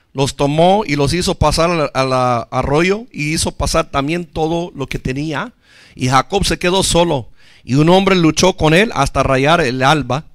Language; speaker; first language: Spanish; non-native, fluent; English